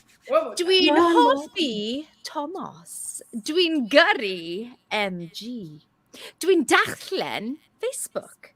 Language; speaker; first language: Welsh; non-native, learner; English